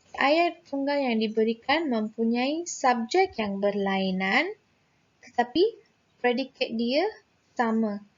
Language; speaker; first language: Malay; non-native, local second language; Tamil